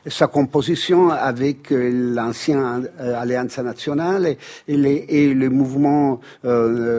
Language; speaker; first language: French; non-native, fluent; Italian